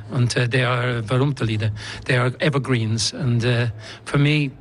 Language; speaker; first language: German; non-native, learner; English